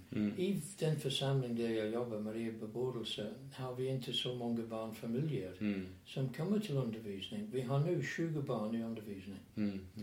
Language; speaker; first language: Swedish; non-native, fluent; English